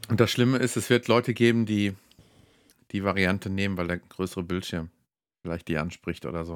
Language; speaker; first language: German; native; German